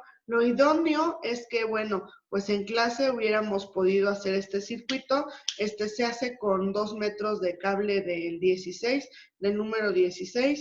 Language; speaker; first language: Spanish; native; Spanish